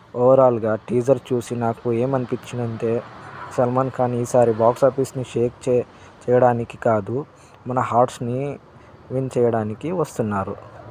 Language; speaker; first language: Telugu; non-native, learner; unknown